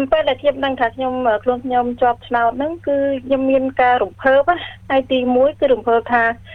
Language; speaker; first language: Khmer; early bilingual, heritage; Khmer